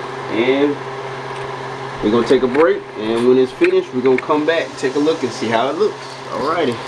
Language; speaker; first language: English; native; English